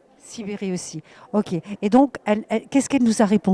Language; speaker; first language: French; native; French